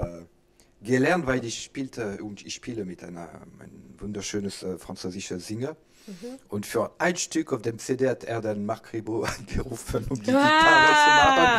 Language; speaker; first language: German; non-native, learner; French